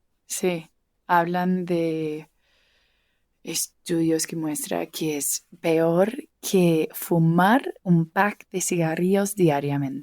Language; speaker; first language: Spanish; early bilingual, heritage; English